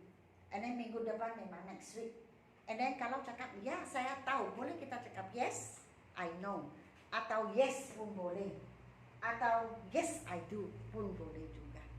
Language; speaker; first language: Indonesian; non-native, local second language; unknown